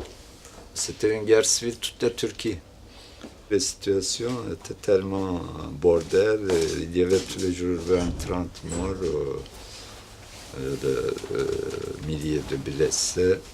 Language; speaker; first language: French; non-native, learner; Turkish